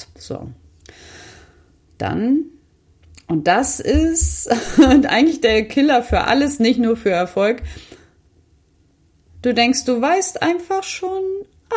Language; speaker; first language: German; native; German